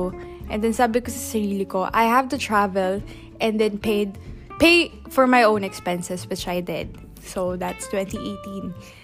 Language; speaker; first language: English; non-native, local second language; Bikol